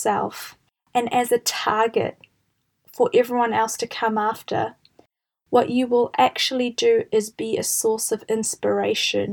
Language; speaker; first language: English; native; English